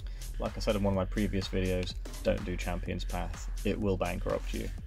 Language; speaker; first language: English; native; English